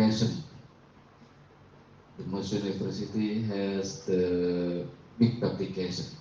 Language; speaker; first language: English; non-native, learner; Indonesian